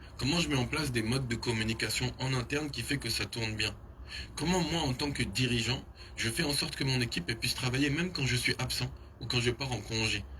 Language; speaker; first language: French; early bilingual, other home language; Haitian Creole